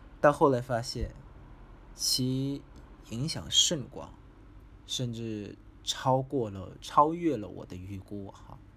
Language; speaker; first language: Chinese; non-native, fluent; Vietnamese